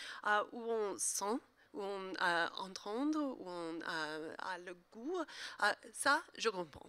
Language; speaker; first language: French; non-native, learner; English